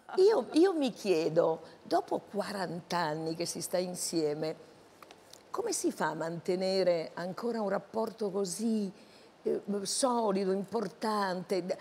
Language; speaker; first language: Italian; native; Italian